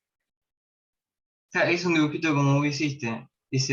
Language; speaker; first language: Spanish; native; Spanish